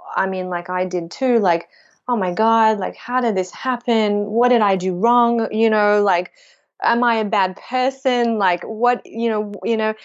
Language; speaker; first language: English; native; English